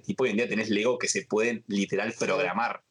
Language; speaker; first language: Spanish; native; Spanish